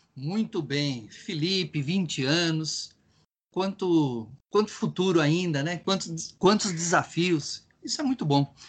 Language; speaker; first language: Portuguese; native; Portuguese